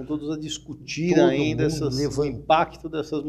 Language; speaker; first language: Portuguese; native; Portuguese